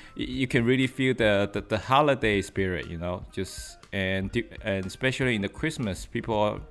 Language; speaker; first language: English; non-native, fluent; Chinese